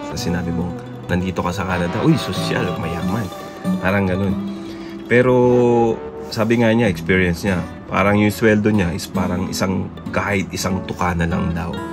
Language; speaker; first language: Filipino; native; Filipino